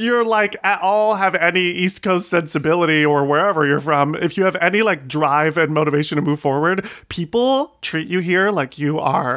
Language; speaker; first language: English; native; English